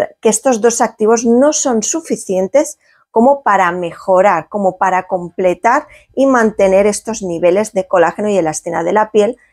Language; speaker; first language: Spanish; native; Spanish